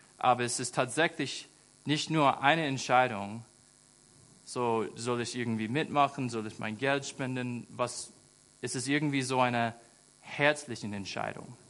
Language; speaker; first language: German; non-native, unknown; English